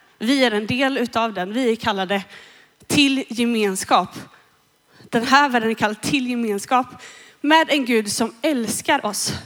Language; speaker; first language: Swedish; native; Swedish